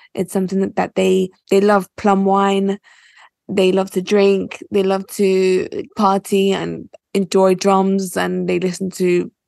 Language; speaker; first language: English; native; English